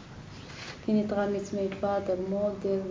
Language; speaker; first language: Dutch; non-native, learner; Arabic